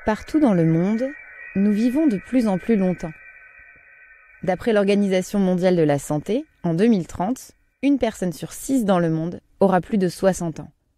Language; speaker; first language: French; native; French